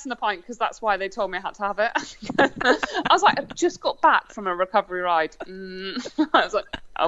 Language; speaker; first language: English; native; English